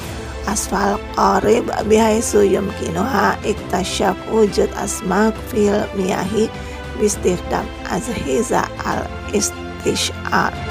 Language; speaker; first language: Arabic; non-native, fluent; Indonesian